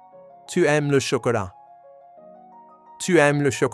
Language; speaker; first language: French; non-native, fluent; English